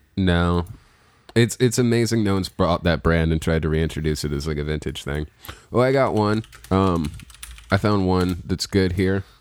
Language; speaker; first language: English; native; English